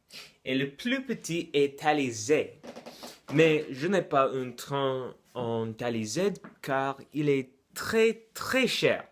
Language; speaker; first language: French; non-native, learner; English